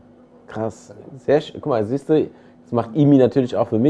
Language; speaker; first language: German; native; German